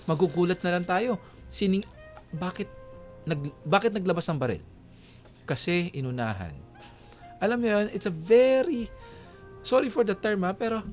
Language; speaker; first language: Filipino; native; Filipino